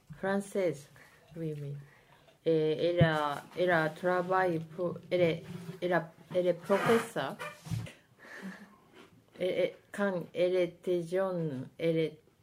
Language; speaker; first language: French; non-native, learner; Japanese